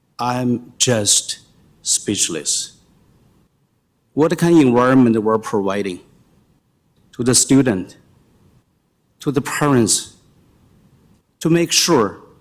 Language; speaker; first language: English; non-native, fluent; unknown